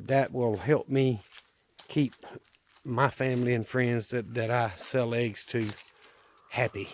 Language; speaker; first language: English; native; English